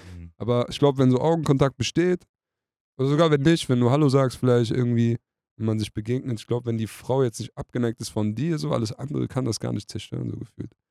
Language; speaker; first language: German; early bilingual, other home language; Turkish